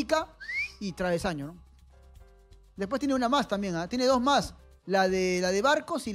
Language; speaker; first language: Spanish; native; Spanish